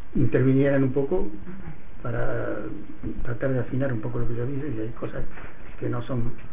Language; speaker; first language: Spanish; native; Spanish